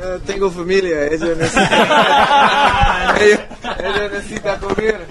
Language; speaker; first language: Spanish; non-native, learner; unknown